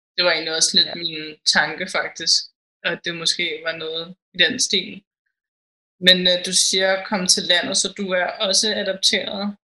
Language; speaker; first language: Danish; native; Danish